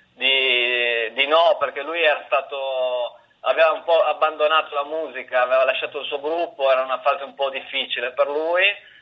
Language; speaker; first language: Italian; native; Italian